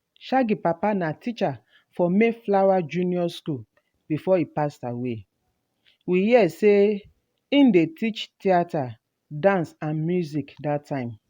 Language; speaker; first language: Nigerian Pidgin; native; Nigerian Pidgin